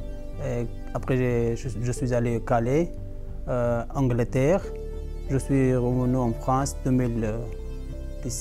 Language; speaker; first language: French; non-native, learner; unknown